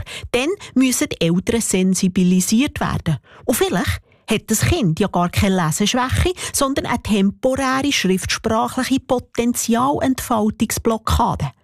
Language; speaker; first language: German; native; German